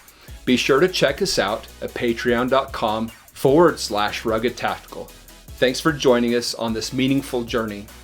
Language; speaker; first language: English; native; English